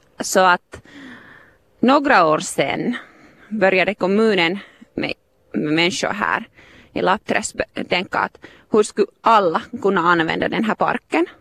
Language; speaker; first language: Swedish; non-native, local second language; Finnish